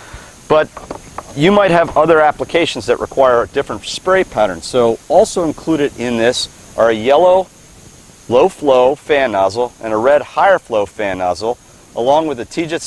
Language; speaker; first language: English; native; English